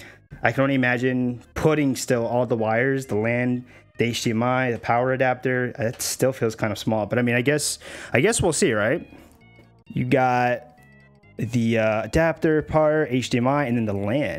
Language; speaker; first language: English; native; English